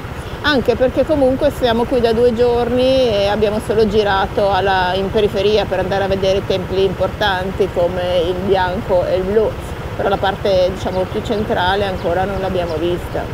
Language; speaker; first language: Italian; native; Italian